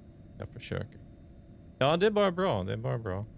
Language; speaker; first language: Swedish; non-native, fluent; English